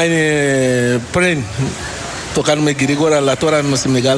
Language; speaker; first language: Greek; non-native, learner; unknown